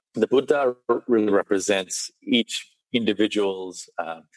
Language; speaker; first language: English; early bilingual, other home language; Sinhala